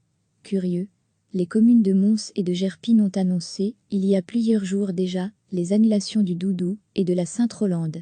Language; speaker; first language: French; native; French